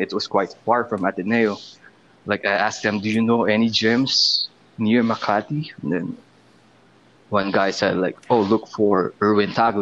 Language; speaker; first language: English; non-native, local second language; Filipino